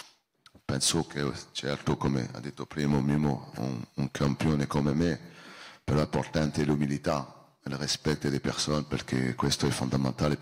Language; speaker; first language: Italian; non-native, learner; French